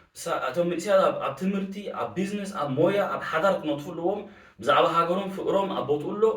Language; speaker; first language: Tigrinya; early bilingual, heritage; Tigrinya